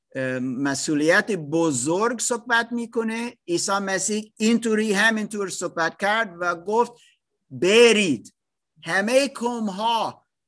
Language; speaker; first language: Persian; non-native, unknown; German